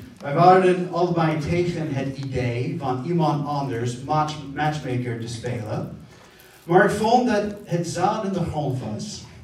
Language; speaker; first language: Dutch; non-native, fluent; English